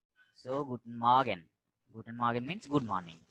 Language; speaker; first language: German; non-native, fluent; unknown